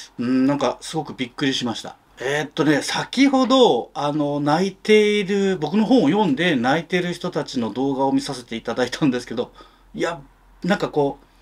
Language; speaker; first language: Japanese; native; Japanese